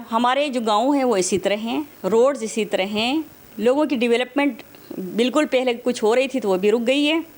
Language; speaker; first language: Urdu; non-native, local second language; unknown